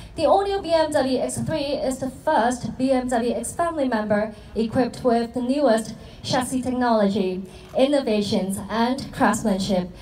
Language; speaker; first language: English; non-native, local second language; Cantonese